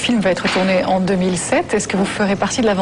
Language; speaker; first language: French; native; French